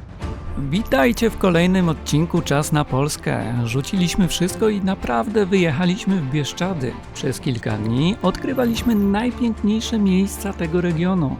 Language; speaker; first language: Polish; native; Polish